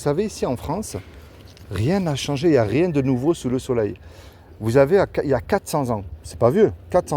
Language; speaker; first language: French; native; French